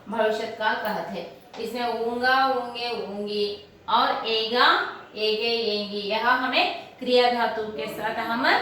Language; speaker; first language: Hindi; non-native, local second language; Telugu